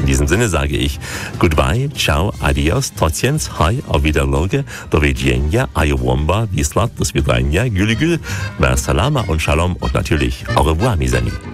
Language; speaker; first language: German; native; German